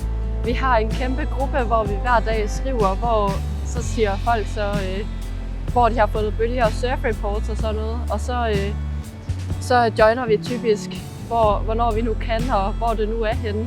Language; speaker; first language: Danish; native; Danish